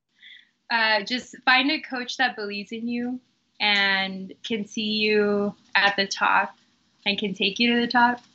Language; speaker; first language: English; early bilingual, other home language; Spanish